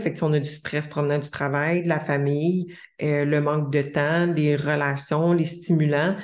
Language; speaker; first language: French; native; French